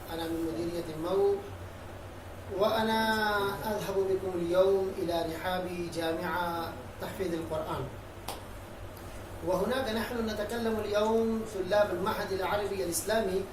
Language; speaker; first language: Arabic; non-native, fluent; Urdu